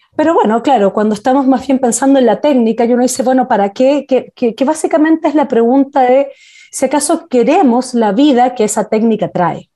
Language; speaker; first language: Spanish; native; Spanish